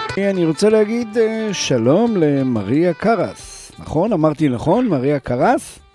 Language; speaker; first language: Hebrew; native; Hebrew